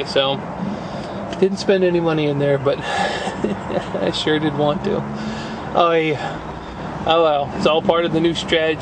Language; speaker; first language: English; native; English